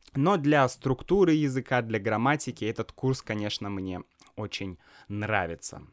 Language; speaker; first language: Russian; native; Russian